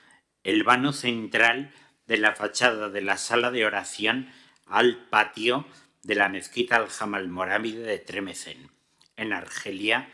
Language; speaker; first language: Spanish; native; Spanish